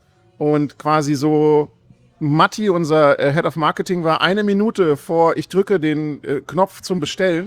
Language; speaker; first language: German; native; German